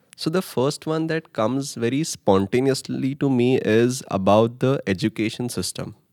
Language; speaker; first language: English; non-native, local second language; Hindi